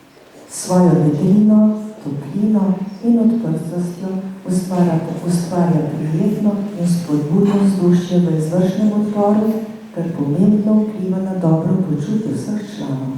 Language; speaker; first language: Slovenian; native; Slovenian